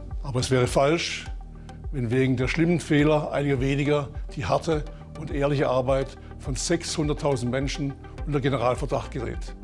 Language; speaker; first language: German; native; German